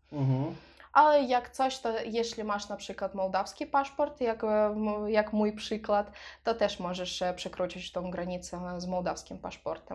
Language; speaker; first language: Polish; non-native, learner; Russian